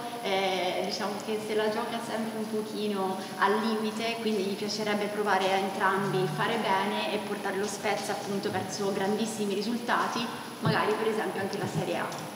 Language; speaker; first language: Italian; native; Italian